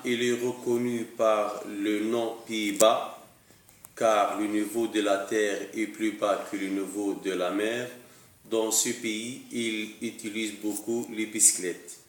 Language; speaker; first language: French; non-native, learner; Arabic